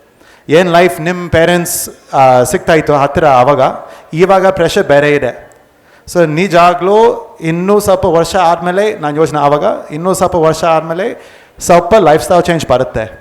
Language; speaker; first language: Kannada; non-native, fluent; English